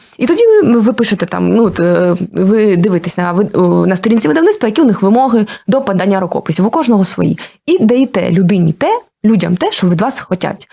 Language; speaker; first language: Ukrainian; non-native, local second language; Russian